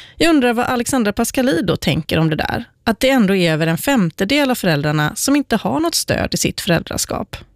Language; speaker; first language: Swedish; native; Swedish